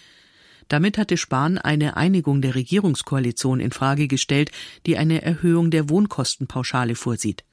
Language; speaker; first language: German; native; German